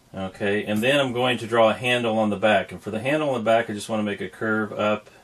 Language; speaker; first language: English; native; English